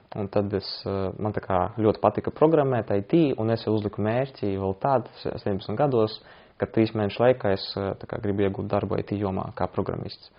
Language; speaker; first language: Latvian; non-native, local second language; Russian